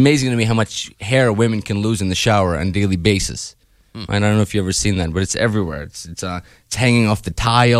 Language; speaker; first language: English; non-native, fluent; Russian